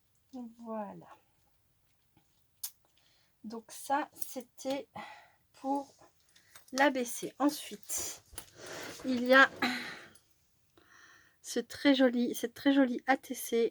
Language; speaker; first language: French; native; French